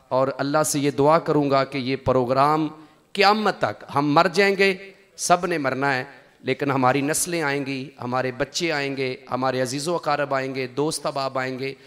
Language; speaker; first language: Urdu; non-native, local second language; Punjabi